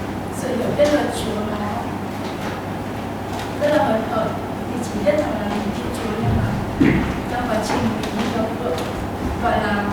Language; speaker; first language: Vietnamese; non-native, local second language; Hmong